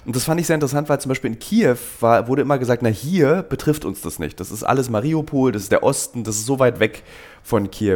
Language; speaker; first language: German; native; German